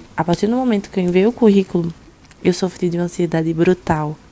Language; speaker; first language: Portuguese; native; Portuguese